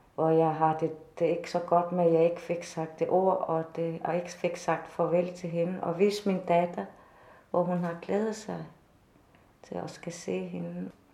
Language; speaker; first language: Danish; non-native, local second language; Kalaallisut